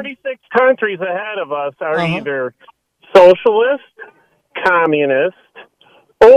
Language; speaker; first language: English; native; English